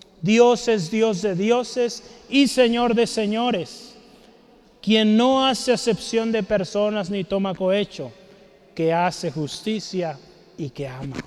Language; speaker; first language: Spanish; native; Spanish